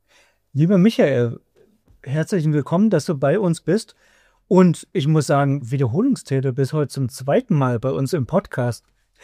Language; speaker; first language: German; native; German